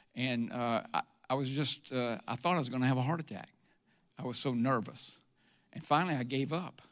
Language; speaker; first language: English; native; English